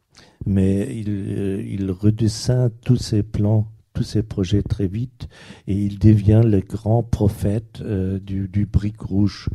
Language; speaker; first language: French; non-native, fluent; German